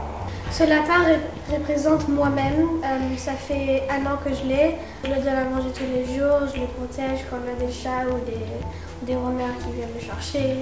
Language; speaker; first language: French; early bilingual, heritage; French